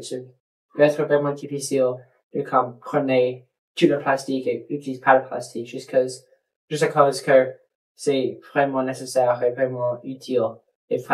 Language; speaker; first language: French; non-native, local second language; English